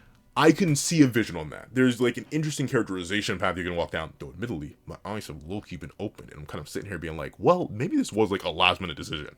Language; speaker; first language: English; native; English